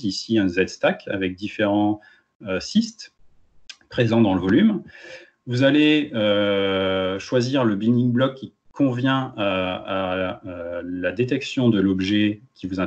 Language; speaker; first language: French; native; French